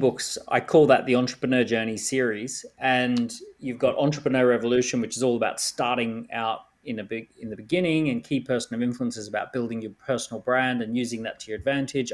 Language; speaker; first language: English; native; English